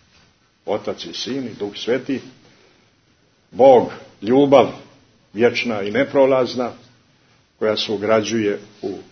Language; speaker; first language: Croatian; native; Croatian